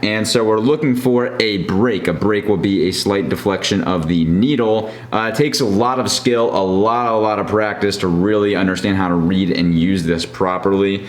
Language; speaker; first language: English; native; English